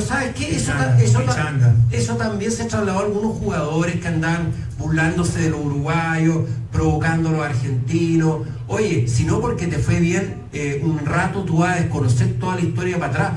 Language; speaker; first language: Spanish; native; Spanish